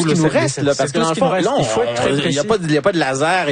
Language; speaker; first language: French; native; French